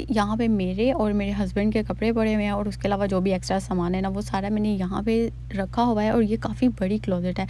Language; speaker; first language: Hindi; non-native, local second language; Punjabi